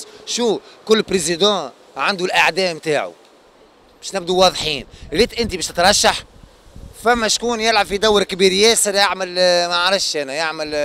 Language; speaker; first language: Arabic; native; Arabic